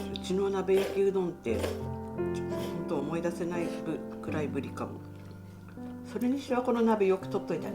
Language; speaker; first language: Japanese; native; Japanese